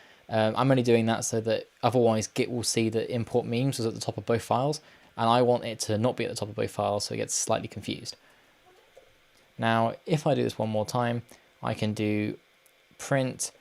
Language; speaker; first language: English; native; English